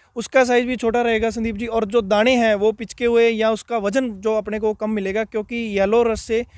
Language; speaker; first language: Hindi; non-native, local second language; Punjabi